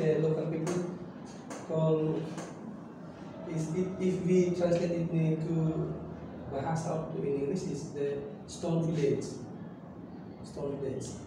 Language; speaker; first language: English; non-native, learner; Indonesian